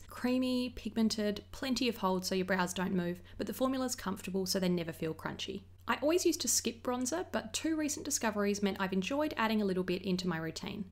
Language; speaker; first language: English; native; English